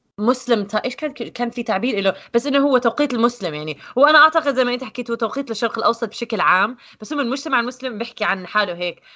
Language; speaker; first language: Arabic; native; Arabic